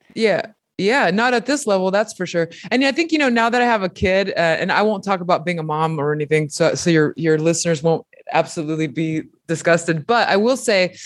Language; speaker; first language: English; early bilingual, other home language; Spanish